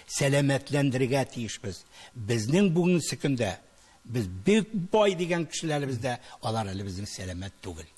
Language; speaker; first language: Tatar; native; Tatar